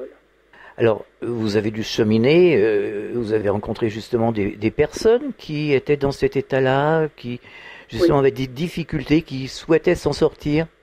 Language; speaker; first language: French; native; French